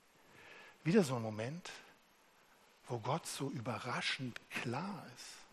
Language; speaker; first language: German; native; German